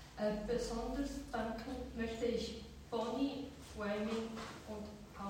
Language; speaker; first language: German; early bilingual, other home language; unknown